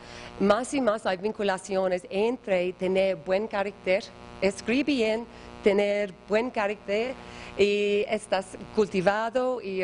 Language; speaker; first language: Spanish; non-native, learner; English